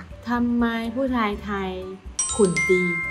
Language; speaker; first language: Thai; non-native, fluent; Chinese